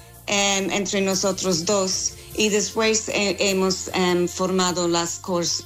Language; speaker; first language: Spanish; non-native, learner; English